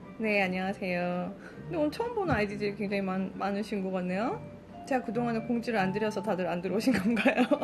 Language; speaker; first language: Korean; early bilingual, heritage; Korean